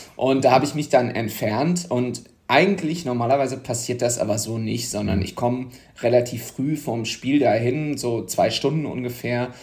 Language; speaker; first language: German; native; German